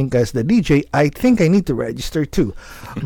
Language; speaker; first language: English; non-native, local second language; Filipino